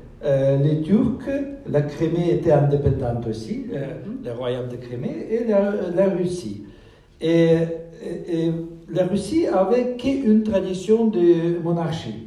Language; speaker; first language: French; non-native, fluent; Russian